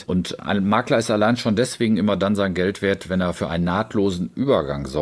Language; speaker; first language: German; native; German